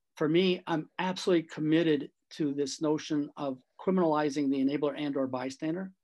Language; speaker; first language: English; native; English